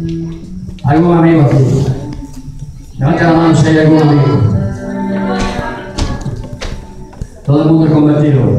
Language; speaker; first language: Spanish; native; Spanish